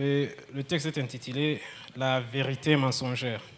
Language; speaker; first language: French; non-native, local second language; Kinyarwanda